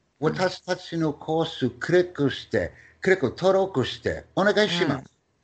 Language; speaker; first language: Japanese; non-native, learner; English